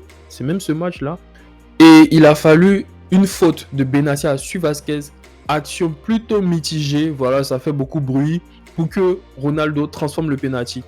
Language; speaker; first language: French; native; French